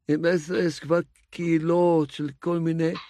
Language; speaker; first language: Hebrew; non-native, fluent; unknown